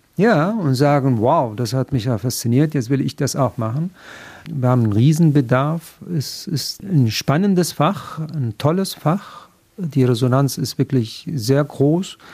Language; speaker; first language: German; non-native, fluent; Arabic